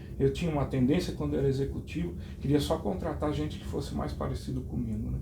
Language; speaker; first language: Portuguese; native; Portuguese